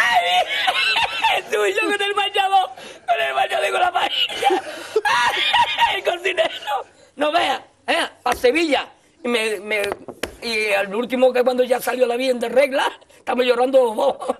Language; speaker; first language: Spanish; native; Spanish